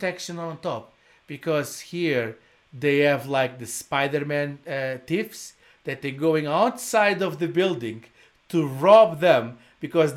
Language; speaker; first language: English; non-native, fluent; Portuguese